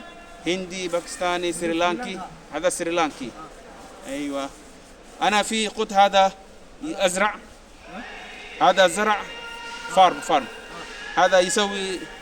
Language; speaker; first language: Arabic; non-native, learner; Somali